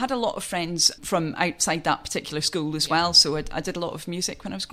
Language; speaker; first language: English; native; English